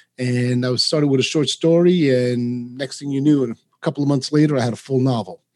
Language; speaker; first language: English; early bilingual, other home language; Spanish